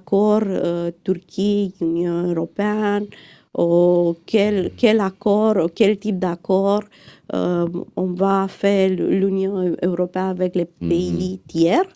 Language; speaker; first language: French; non-native, fluent; Romanian